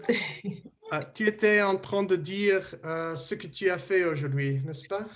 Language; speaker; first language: French; non-native, learner; English